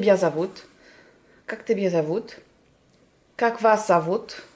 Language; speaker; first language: Russian; non-native, learner; French